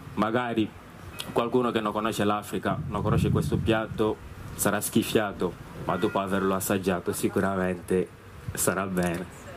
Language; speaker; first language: Italian; non-native, fluent; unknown